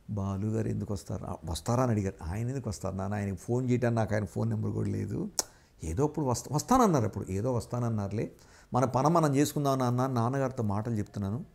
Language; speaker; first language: Telugu; native; Telugu